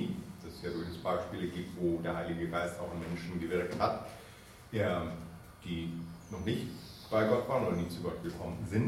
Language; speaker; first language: German; native; German